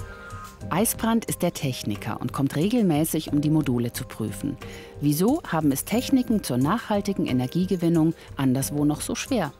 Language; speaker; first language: German; native; German